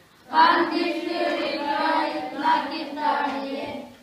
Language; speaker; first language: Russian; non-native, learner; Mongolian